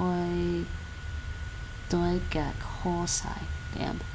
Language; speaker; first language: Chinese; non-native, learner; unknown